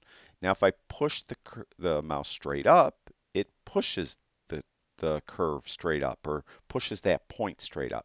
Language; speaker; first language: English; native; English